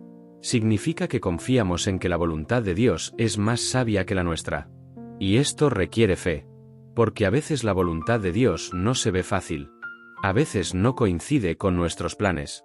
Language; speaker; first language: Spanish; native; Spanish